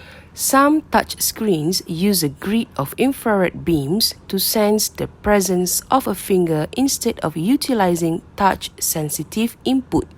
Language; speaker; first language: English; non-native, local second language; Malay